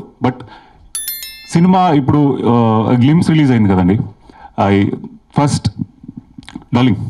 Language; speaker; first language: Telugu; native; Telugu